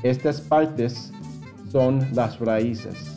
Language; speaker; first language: Spanish; non-native, fluent; English